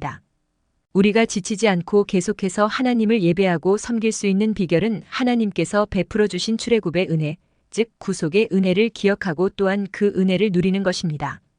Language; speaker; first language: Korean; native; Korean